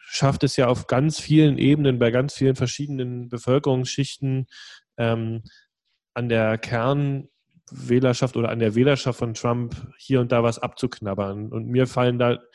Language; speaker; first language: German; non-native, fluent; English